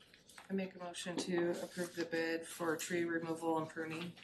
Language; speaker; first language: English; native; English